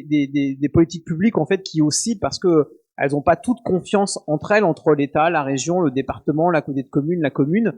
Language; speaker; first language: French; native; French